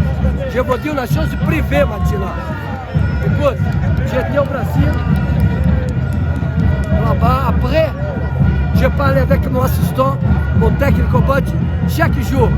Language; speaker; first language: French; non-native, learner; Portuguese